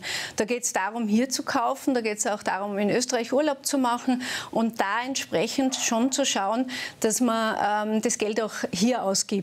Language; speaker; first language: German; native; German